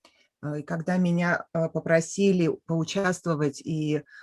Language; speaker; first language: Russian; native; Russian